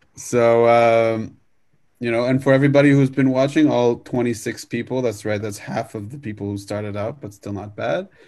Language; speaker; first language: English; native; English